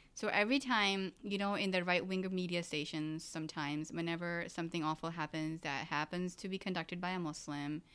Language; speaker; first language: English; early bilingual, other home language; Urdu